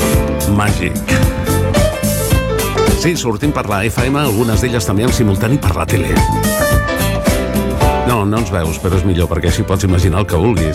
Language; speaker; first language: Catalan; native; Catalan